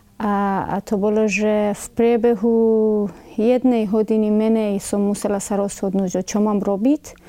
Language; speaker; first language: Slovak; non-native, fluent; Persian